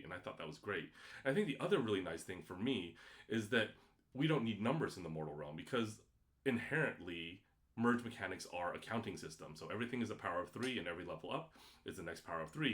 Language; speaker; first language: English; native; English